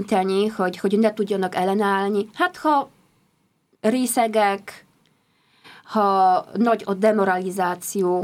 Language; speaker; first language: Hungarian; non-native, fluent; Polish